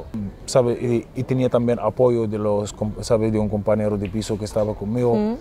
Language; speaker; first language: Spanish; non-native, fluent; Arabic